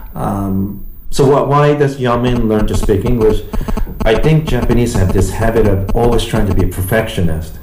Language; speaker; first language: English; early bilingual, other home language; Japanese